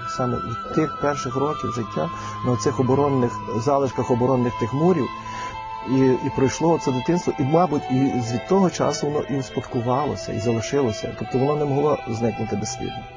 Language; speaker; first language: Ukrainian; native; Ukrainian